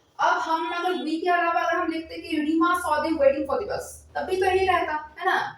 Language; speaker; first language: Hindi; non-native, local second language; Bangla